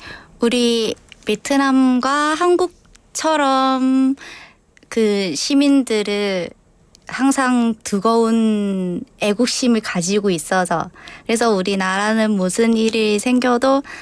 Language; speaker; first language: Korean; non-native, learner; Vietnamese